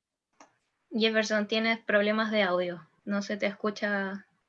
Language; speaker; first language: Spanish; native; Spanish